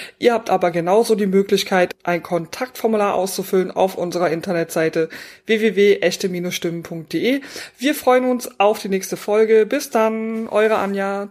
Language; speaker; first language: German; native; German